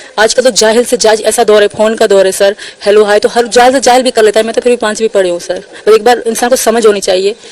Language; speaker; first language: Urdu; non-native, local second language; Sindhi